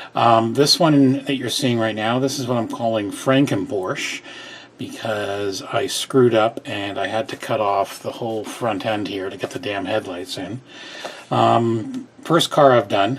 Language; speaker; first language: English; native; English